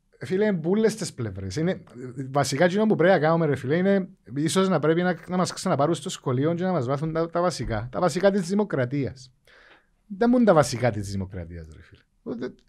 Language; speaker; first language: Greek; native; Greek